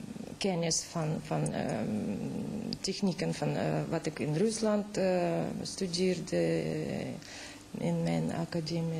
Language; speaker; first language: Dutch; non-native, fluent; Russian